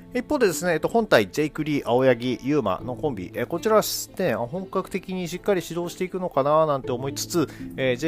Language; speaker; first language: Japanese; native; Japanese